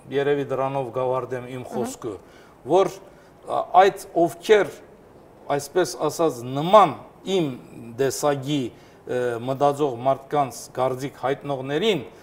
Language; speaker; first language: Armenian; early bilingual, heritage; Armenian